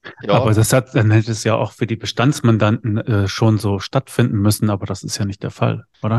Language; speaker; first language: German; native; German